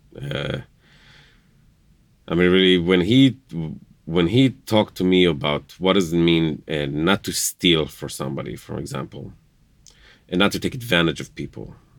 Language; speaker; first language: English; non-native, fluent; Hebrew